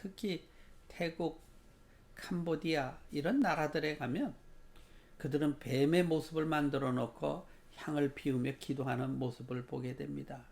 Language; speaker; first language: Korean; native; Korean